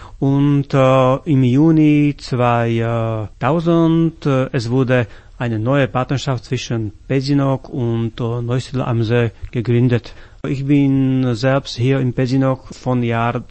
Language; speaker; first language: German; non-native, fluent; Slovak